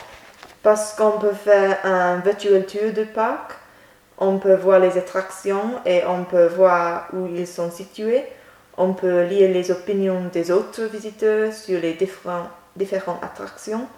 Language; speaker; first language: French; non-native, learner; English